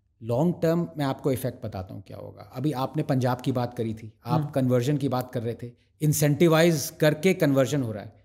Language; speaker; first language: Hindi; non-native, local second language; Tamil